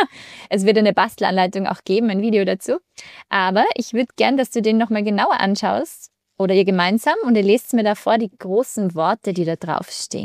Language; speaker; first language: German; native; German